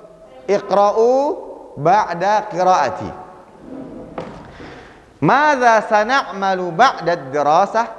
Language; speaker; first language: Arabic; non-native, fluent; Indonesian